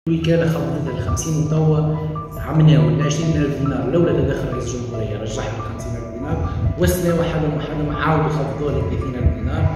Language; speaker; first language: Arabic; native; Arabic